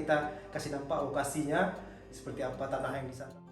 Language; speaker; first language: Indonesian; native; Indonesian